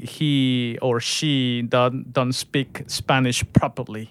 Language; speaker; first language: English; non-native, fluent; Spanish